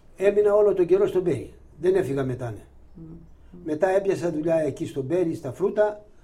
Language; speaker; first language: Greek; non-native, local second language; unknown